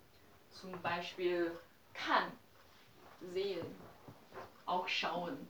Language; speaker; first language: German; non-native, learner; Chinese